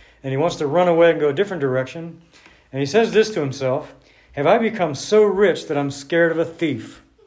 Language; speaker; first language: English; native; English